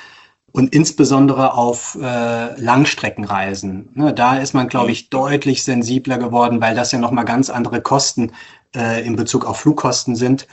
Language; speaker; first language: German; native; German